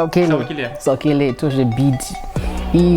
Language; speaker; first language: Russian; non-native, learner; English